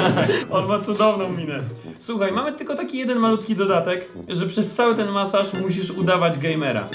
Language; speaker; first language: Polish; native; Polish